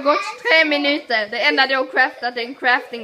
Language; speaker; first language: Swedish; early bilingual, other home language; Spanish